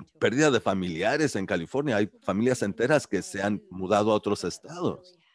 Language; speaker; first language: Spanish; early bilingual, heritage; Spanish